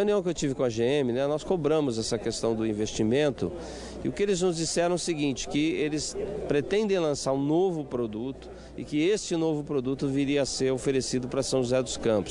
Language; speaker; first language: Portuguese; native; Portuguese